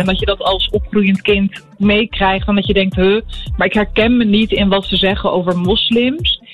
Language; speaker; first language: Dutch; early bilingual, other home language; Arabic